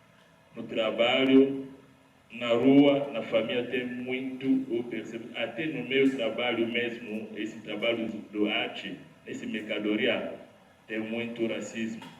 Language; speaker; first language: Portuguese; non-native, learner; Lingala